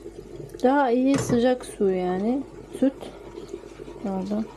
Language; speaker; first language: Turkish; non-native, learner; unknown